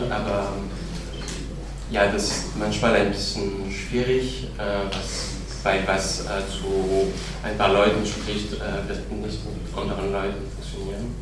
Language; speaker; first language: German; non-native, fluent; French